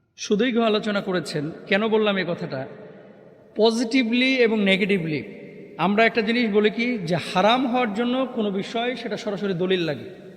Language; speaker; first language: Bangla; native; Bangla